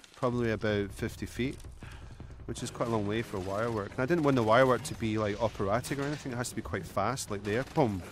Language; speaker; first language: English; native; English